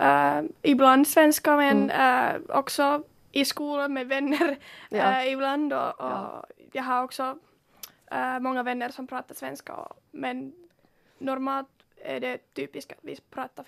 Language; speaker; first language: Swedish; non-native, local second language; Finnish